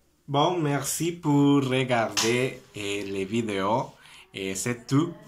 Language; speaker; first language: French; non-native, learner; Spanish